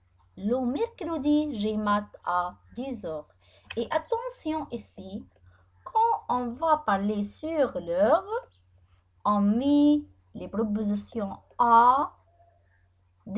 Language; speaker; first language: French; non-native, fluent; Arabic